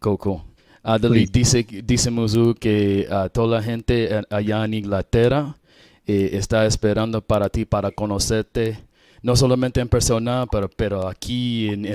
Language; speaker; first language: Spanish; non-native, learner; English